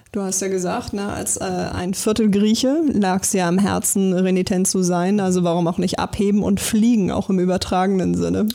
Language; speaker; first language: German; native; German